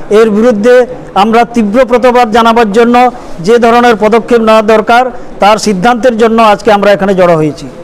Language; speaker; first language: Bangla; non-native, local second language; Santali